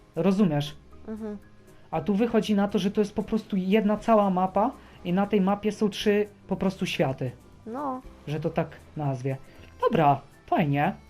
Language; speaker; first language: Polish; native; Polish